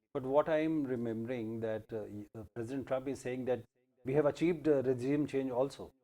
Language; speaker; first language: English; non-native, local second language; Hindi